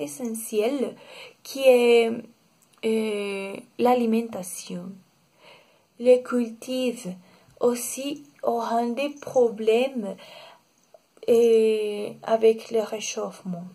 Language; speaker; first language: French; non-native, learner; Spanish